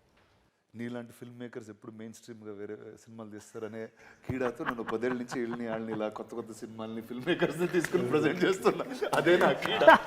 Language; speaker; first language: Telugu; native; Telugu